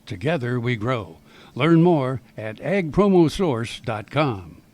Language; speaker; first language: English; native; English